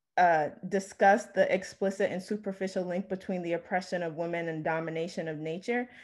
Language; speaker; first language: English; native; English